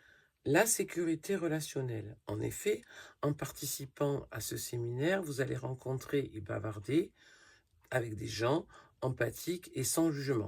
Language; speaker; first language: French; native; French